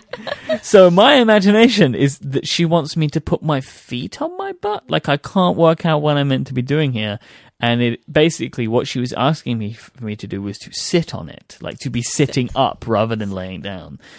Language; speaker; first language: English; native; English